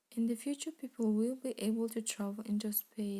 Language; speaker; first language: English; non-native, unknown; Kazakh